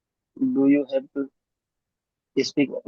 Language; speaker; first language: English; non-native, learner; Hindi